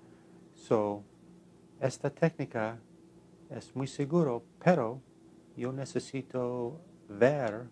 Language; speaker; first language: Spanish; non-native, learner; English